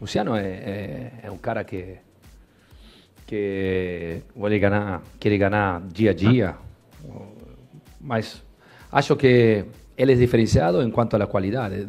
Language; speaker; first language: Portuguese; non-native, fluent; Spanish